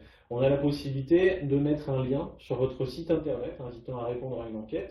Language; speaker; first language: French; native; French